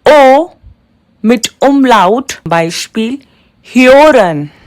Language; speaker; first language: German; non-native, fluent; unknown